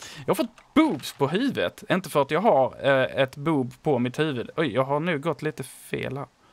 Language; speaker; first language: Swedish; native; Swedish